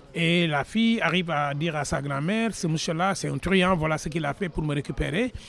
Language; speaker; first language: French; non-native, local second language; Wolof